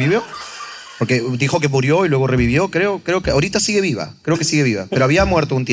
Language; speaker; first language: Spanish; native; Spanish